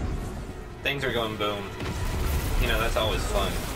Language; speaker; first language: English; native; English